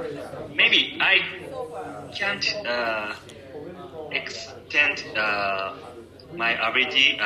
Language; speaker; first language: English; non-native, learner; Japanese